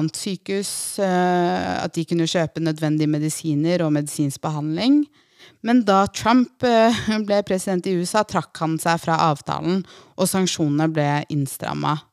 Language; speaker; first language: Norwegian; early bilingual, other home language; Persian